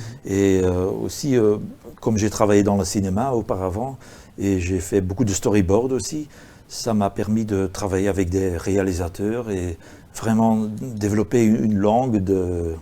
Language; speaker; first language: French; non-native, local second language; Dutch